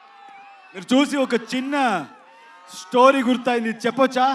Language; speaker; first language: Telugu; non-native, learner; Kannada